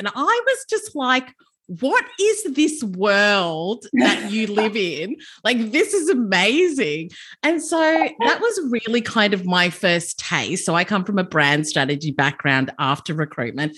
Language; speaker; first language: English; native; English